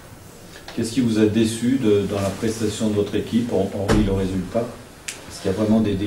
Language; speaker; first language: French; native; French